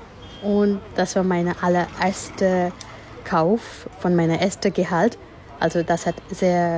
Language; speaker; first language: German; non-native, learner; Gujarati